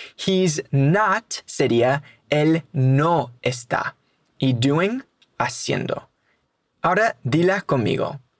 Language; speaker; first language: Spanish; native; Spanish